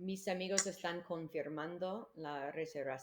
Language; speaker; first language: Spanish; non-native, fluent; English